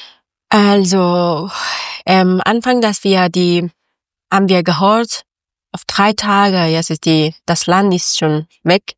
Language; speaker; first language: German; non-native, learner; Persian